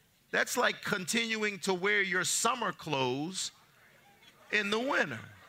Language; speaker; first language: English; native; English